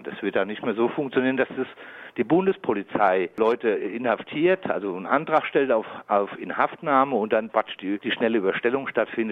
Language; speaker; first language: German; native; German